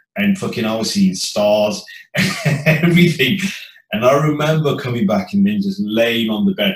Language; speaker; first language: English; native; English